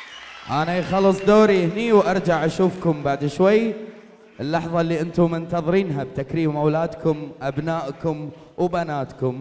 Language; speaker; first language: Arabic; native; Arabic